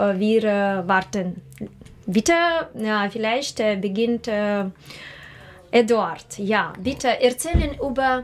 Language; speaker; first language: German; non-native, learner; Russian